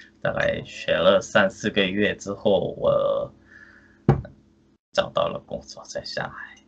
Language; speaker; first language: Chinese; non-native, fluent; Korean